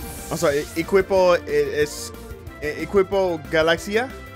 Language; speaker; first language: Spanish; non-native, learner; English